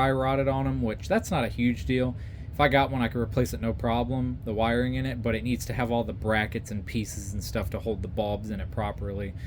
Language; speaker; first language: English; native; English